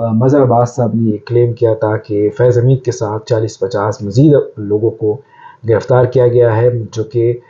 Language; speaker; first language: Urdu; non-native, local second language; Pashto